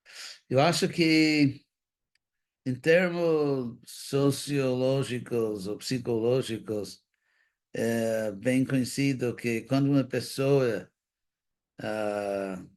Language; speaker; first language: Portuguese; non-native, fluent; English